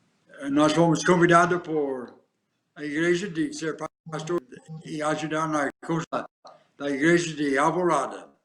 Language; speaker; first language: Portuguese; non-native, fluent; English